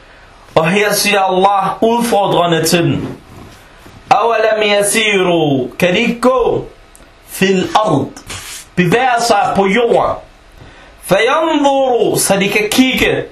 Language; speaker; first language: Danish; early bilingual, other home language; Arabic